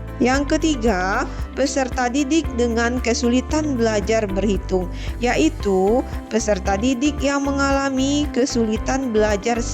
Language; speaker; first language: Indonesian; native; Indonesian